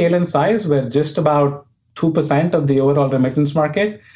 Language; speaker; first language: English; non-native, local second language; Hindi